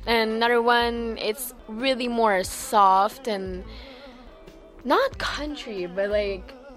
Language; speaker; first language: English; early bilingual, other home language; French